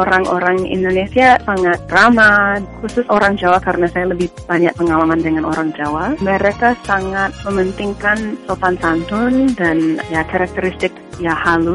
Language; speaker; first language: Indonesian; non-native, fluent; English